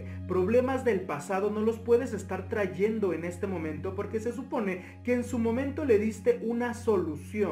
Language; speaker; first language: Spanish; native; Spanish